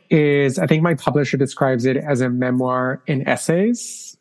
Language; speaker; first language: English; non-native, fluent; Spanish